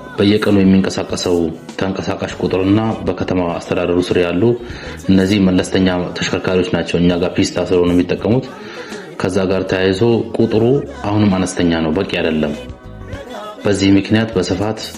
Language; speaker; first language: Amharic; non-native, local second language; Sebat Bet Gurage